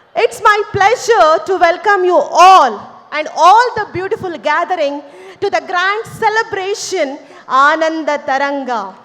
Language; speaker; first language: English; non-native, local second language; Kannada